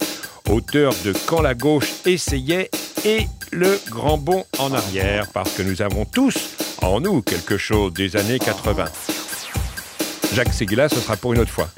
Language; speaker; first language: French; native; French